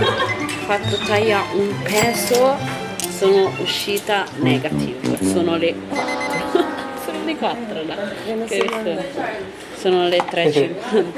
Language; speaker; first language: Italian; early bilingual, other home language; Filipino